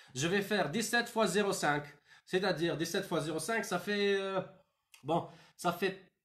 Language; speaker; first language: French; non-native, local second language; Arabic